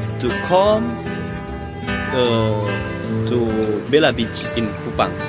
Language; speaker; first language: English; non-native, learner; Indonesian